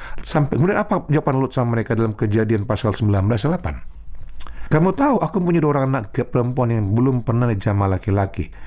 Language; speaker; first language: Indonesian; non-native, local second language; Batak Toba